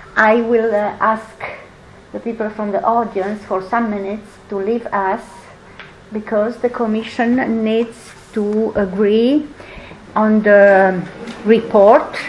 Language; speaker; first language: English; non-native, fluent; Romanian